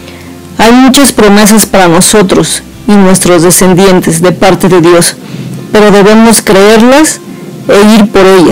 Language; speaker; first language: Spanish; native; Spanish